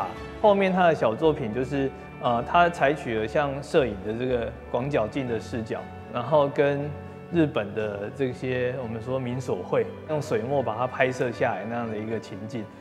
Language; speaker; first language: Chinese; native; Chinese